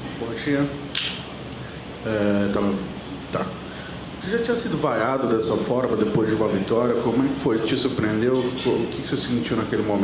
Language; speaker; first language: Portuguese; native; Portuguese